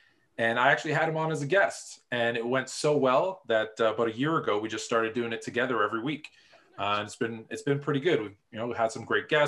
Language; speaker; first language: English; native; English